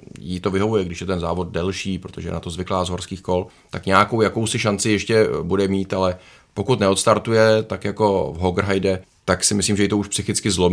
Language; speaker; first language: Czech; native; Czech